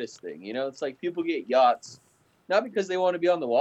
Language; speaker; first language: English; native; English